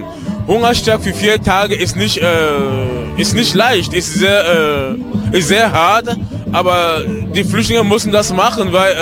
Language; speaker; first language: German; non-native, learner; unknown